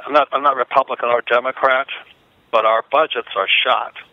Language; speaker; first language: English; native; English